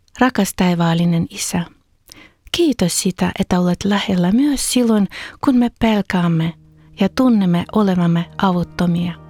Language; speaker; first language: Finnish; non-native, fluent; Ukrainian